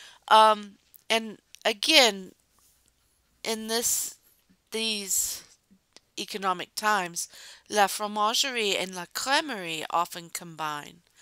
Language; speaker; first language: English; native; English